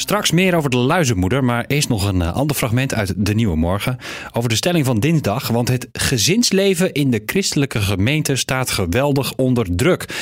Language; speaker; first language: Dutch; native; Dutch